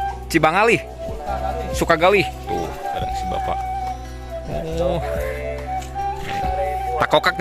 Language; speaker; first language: Indonesian; non-native, local second language; Sundanese